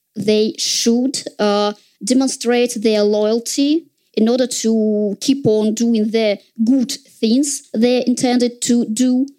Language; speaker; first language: English; non-native, fluent; Russian